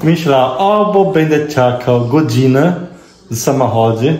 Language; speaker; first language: Polish; non-native, learner; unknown